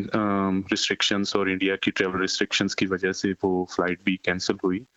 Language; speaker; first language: Hindi; native; Hindi